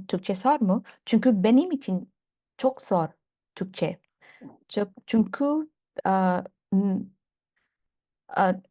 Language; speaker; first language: Turkish; non-native, learner; Thai